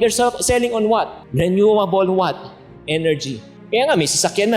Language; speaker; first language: English; non-native, local second language; Filipino